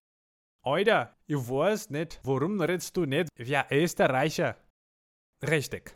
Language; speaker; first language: German; non-native, fluent; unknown